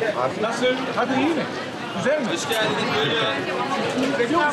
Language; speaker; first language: Turkish; non-native, fluent; Korean